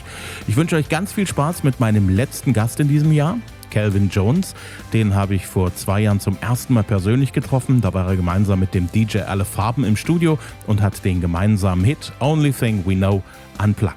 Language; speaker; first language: German; native; German